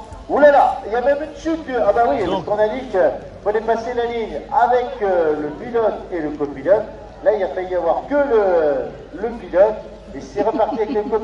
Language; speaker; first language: French; native; French